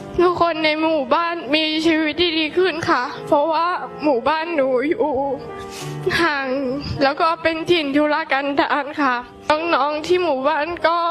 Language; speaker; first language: Thai; non-native, local second language; Hmong